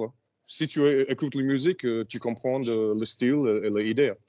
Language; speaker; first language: French; non-native, learner; English